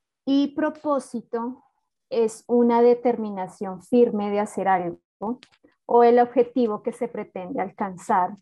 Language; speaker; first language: Spanish; native; Spanish